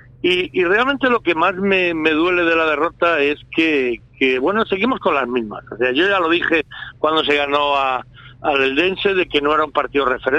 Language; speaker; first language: Spanish; native; Spanish